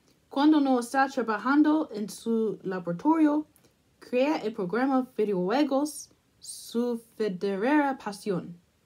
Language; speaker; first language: Spanish; non-native, learner; English